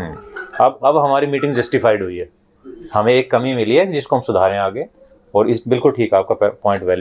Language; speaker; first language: Hindi; native; Hindi